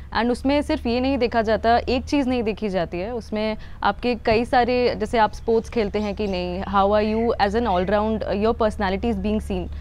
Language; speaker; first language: Hindi; native; Hindi